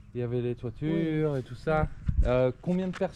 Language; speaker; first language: French; non-native, learner; English